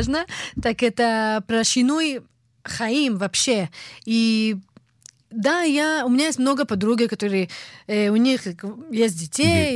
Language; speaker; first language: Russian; early bilingual, heritage; Hebrew